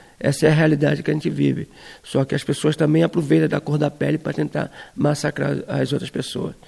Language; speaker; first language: Portuguese; native; Portuguese